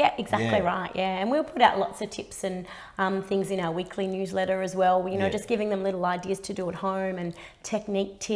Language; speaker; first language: English; native; English